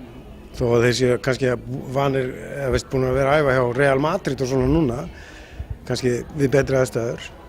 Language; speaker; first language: Icelandic; native; Icelandic